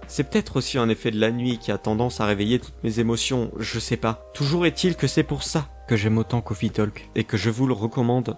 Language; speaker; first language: French; native; French